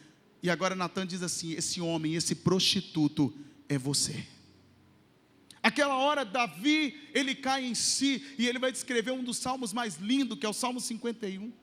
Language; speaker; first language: Portuguese; native; Portuguese